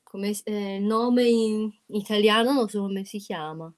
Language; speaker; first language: Italian; non-native, fluent; Chinese